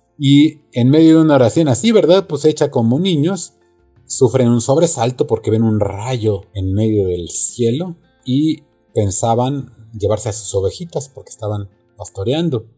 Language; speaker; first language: Spanish; native; Spanish